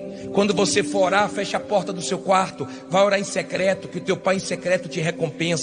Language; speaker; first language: Portuguese; native; Portuguese